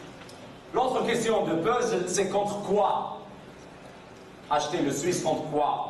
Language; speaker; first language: French; non-native, fluent; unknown